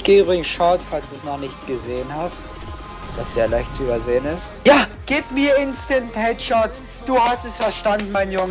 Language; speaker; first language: German; native; German